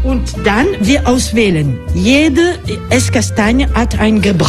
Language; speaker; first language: German; non-native, learner; French